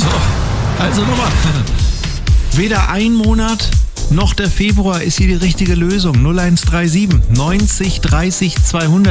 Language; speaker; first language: German; native; German